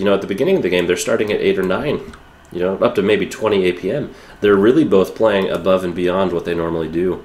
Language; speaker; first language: English; native; English